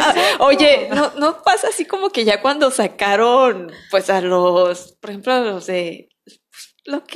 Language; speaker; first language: Spanish; native; Spanish